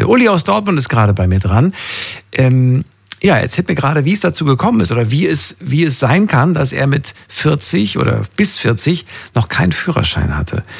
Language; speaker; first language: German; native; German